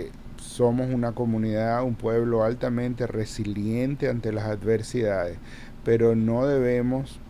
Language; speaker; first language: Spanish; native; Spanish